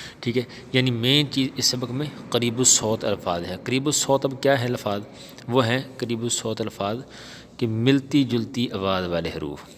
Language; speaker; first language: Urdu; non-native, local second language; Punjabi